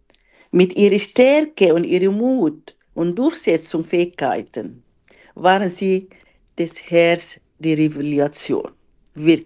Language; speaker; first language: German; non-native, fluent; Arabic